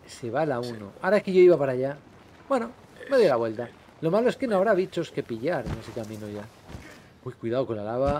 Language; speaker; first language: Spanish; native; Spanish